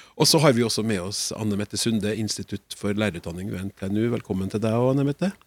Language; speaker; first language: Norwegian; native; Norwegian